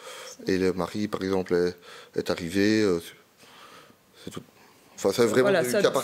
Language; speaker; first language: French; native; French